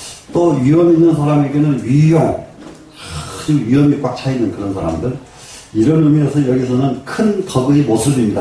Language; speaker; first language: Korean; native; Korean